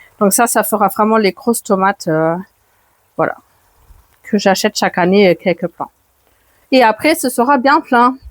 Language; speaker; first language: French; non-native, fluent; German